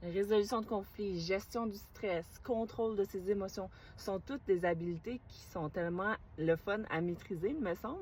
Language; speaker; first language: French; native; French